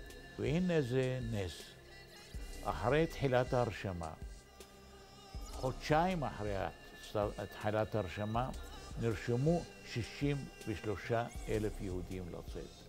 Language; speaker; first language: Hebrew; non-native, fluent; Arabic